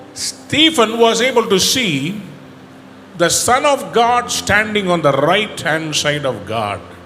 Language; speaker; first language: English; non-native, local second language; Tamil